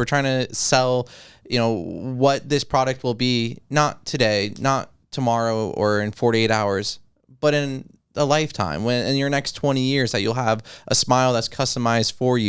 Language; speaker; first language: English; native; English